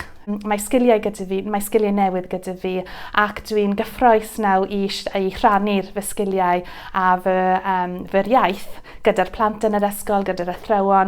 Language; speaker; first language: Welsh; non-native, learner; English